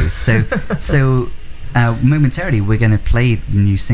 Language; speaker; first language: English; native; English